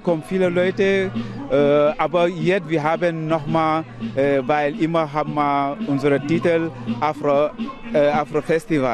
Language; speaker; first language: German; non-native, learner; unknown